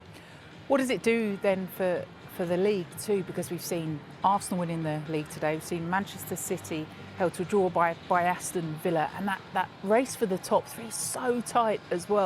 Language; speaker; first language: English; native; English